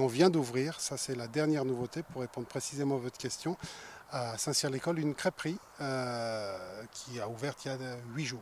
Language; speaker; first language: French; native; French